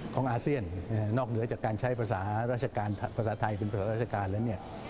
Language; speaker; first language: Thai; native; Thai